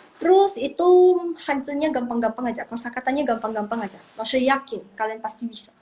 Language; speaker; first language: Indonesian; non-native, local second language; Min Nan Chinese